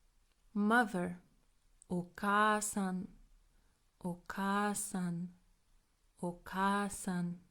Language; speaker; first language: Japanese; non-native, fluent; English